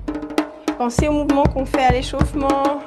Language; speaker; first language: French; native; French